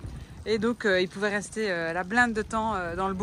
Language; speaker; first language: French; native; French